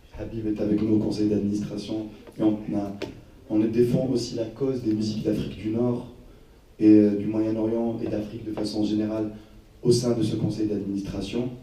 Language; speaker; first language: French; non-native, local second language; Arabic